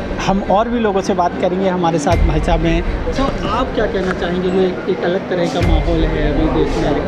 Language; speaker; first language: Hindi; native; Hindi